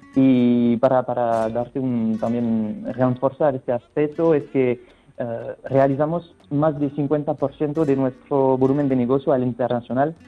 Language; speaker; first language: Spanish; non-native, fluent; French